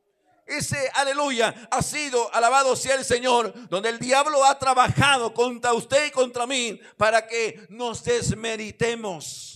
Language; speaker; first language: Spanish; native; Spanish